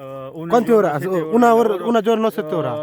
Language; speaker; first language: Italian; non-native, learner; Bangla